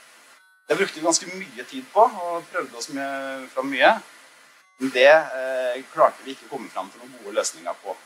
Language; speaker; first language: Norwegian; native; Norwegian